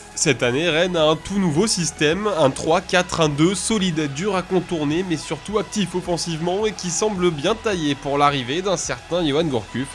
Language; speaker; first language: French; native; French